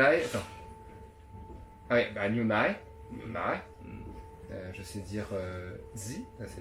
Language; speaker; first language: French; native; French